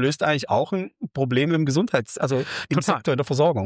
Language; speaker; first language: German; native; German